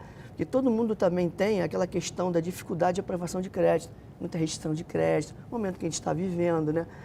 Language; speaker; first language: Portuguese; native; Portuguese